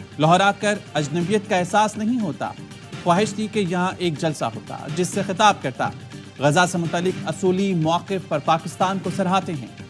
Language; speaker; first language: Urdu; native; Urdu